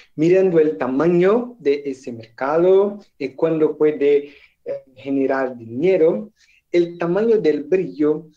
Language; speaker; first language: Spanish; non-native, learner; Portuguese